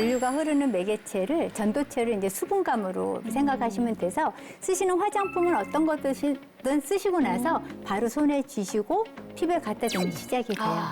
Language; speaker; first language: Korean; native; Korean